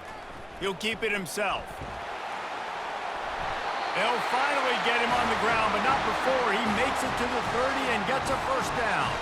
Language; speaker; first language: English; native; English